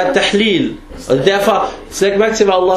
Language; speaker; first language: Danish; non-native, fluent; Arabic